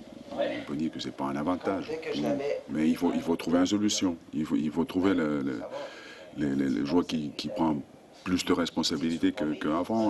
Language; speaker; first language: French; non-native, fluent; Finnish